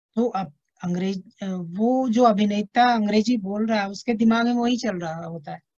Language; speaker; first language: Hindi; native; Hindi